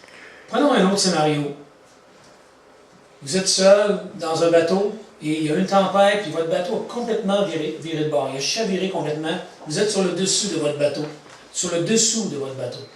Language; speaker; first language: French; native; French